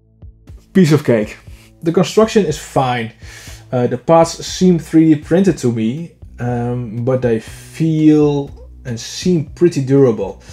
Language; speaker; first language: English; non-native, fluent; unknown